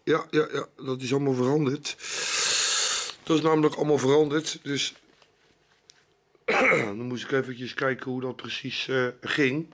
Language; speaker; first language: Dutch; native; Dutch